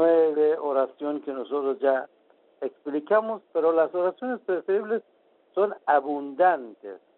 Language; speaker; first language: Spanish; non-native, fluent; Persian